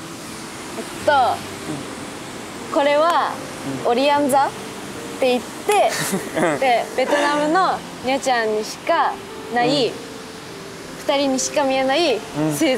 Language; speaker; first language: Japanese; native; Japanese